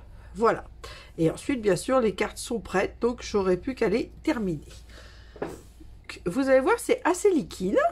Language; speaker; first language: French; native; French